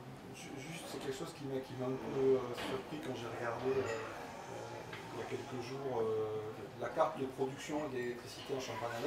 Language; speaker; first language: French; native; French